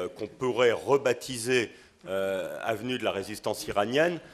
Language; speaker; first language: French; native; French